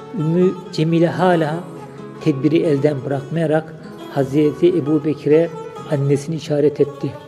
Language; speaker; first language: Turkish; native; Turkish